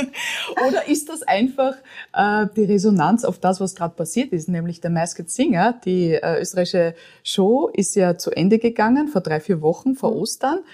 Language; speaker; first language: German; native; German